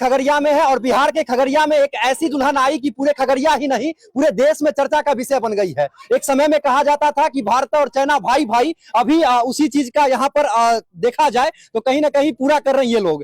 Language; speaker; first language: Hindi; native; Hindi